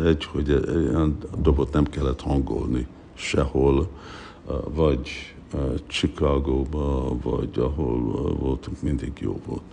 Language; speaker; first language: Hungarian; early bilingual, heritage; Hungarian